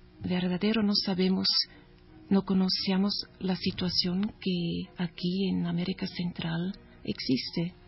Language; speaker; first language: Spanish; non-native, learner; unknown